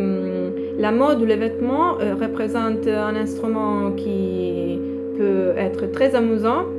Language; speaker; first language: French; non-native, fluent; Italian